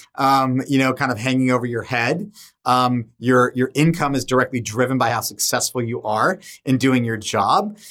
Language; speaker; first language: English; native; English